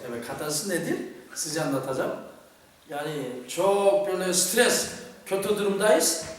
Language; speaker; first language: Turkish; non-native, fluent; Korean